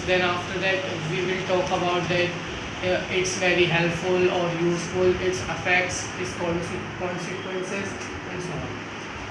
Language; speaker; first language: English; non-native, learner; Hindi